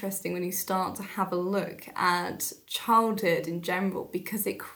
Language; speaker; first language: English; native; English